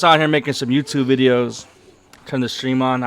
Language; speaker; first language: English; native; English